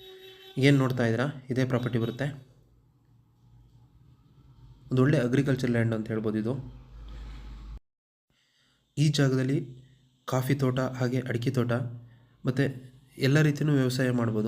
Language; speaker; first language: Kannada; native; Kannada